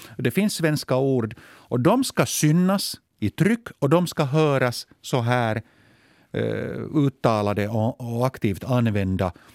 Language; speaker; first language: Swedish; native; Swedish